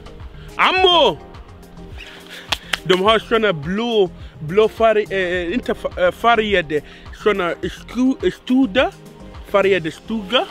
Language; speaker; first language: Swedish; non-native, fluent; Arabic